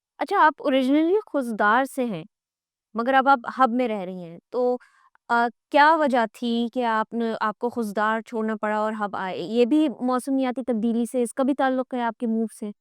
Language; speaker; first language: Urdu; native; Urdu